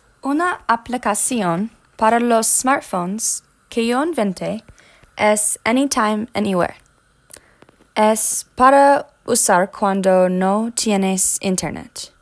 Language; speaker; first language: Spanish; non-native, learner; English